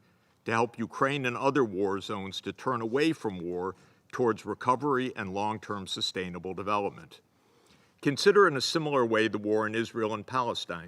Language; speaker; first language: English; native; English